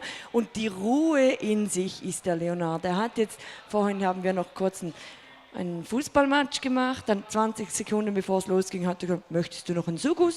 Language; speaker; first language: German; native; German